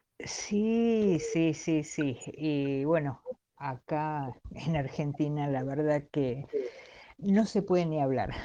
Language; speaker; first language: Spanish; native; Spanish